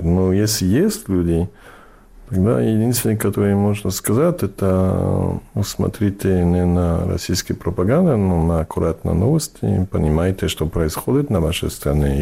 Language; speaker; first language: Russian; non-native, fluent; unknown